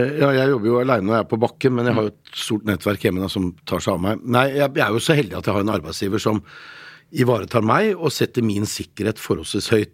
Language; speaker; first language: Norwegian; native; Norwegian